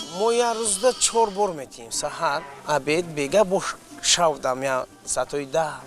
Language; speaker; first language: Tajik; native; Tajik